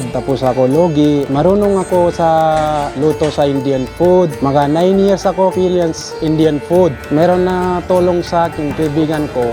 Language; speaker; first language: Filipino; non-native, learner; Punjabi